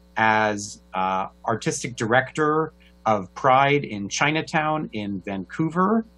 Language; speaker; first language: English; native; English